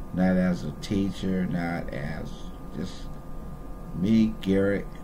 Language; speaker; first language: English; native; English